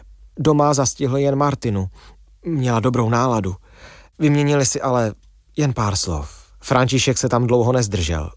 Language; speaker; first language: Czech; native; Czech